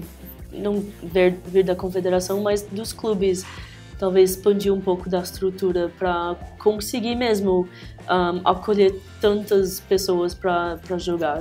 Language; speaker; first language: Portuguese; early bilingual, heritage; English